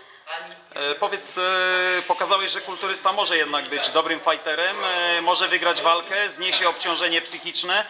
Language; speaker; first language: Polish; native; Polish